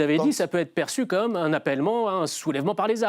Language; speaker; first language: French; native; French